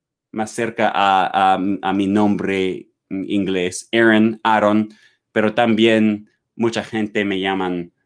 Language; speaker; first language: Spanish; non-native, learner; English